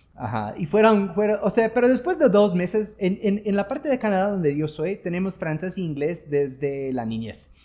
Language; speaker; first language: Spanish; non-native, fluent; English